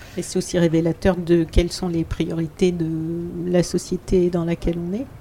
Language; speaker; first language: French; native; French